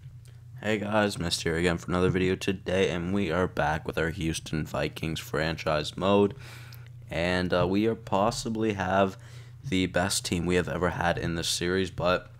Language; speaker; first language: English; native; English